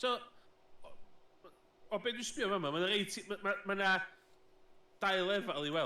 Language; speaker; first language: Welsh; native; Welsh